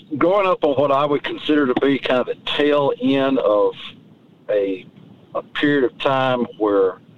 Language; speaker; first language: English; native; English